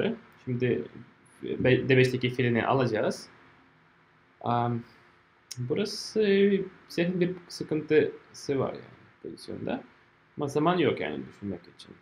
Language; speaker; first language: Turkish; non-native, fluent; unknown